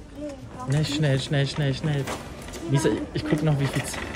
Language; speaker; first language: German; native; German